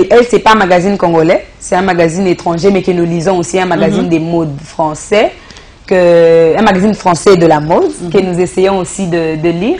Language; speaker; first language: French; non-native, local second language; Lingala